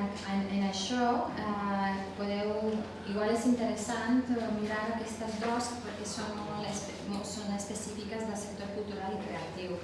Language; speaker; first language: Catalan; non-native, fluent; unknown